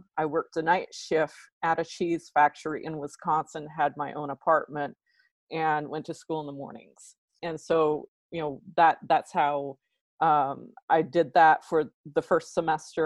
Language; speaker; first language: English; early bilingual, other home language; Pennsylvania German